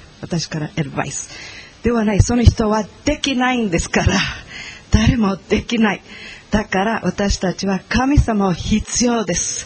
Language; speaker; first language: Japanese; non-native, learner; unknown